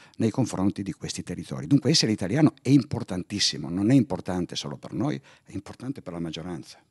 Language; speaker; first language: Italian; native; Italian